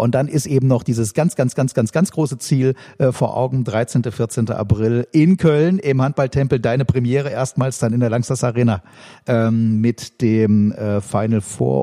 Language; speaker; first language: German; native; German